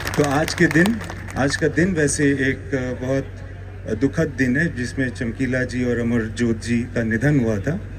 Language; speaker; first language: Hindi; native; Hindi